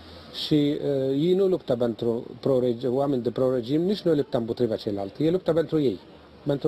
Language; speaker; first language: Romanian; non-native, fluent; Arabic